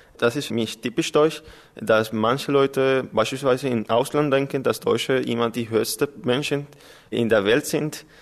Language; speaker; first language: German; non-native, learner; Spanish